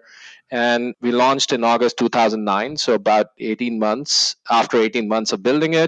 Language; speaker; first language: English; non-native, local second language; Hindi